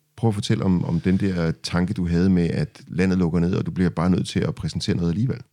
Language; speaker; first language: Danish; native; Danish